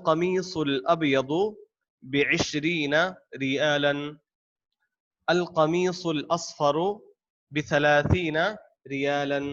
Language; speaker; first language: Arabic; non-native, fluent; Urdu